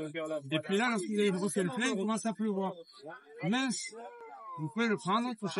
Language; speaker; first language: French; native; French